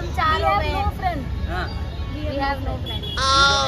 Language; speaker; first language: English; non-native, local second language; Hindi